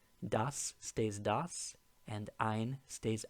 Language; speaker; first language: German; non-native, fluent; English